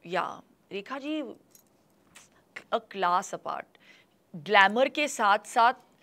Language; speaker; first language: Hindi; non-native, local second language; Tulu